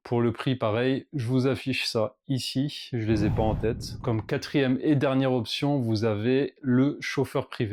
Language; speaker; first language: French; native; French